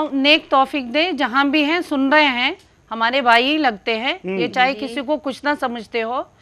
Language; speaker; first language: Hindi; native; Hindi